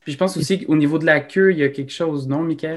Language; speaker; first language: French; native; French